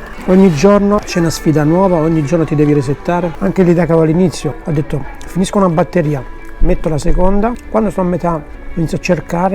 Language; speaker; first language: Italian; native; Italian